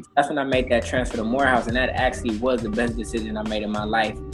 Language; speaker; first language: English; native; English